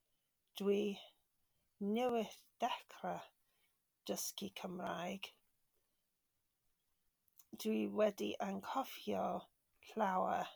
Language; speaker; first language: Welsh; non-native, learner; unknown